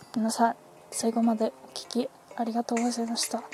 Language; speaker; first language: Japanese; early bilingual, other home language; Chinese